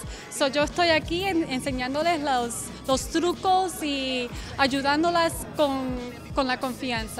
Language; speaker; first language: Spanish; early bilingual, heritage; English